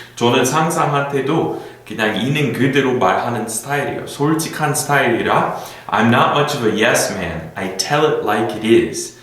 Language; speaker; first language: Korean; non-native, fluent; English